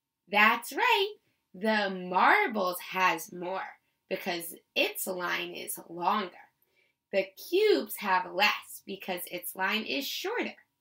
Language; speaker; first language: English; native; English